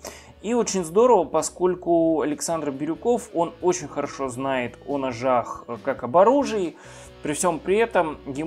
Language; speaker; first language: Russian; native; Russian